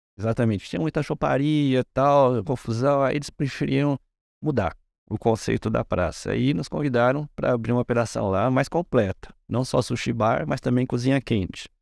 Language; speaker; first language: Portuguese; early bilingual, other home language; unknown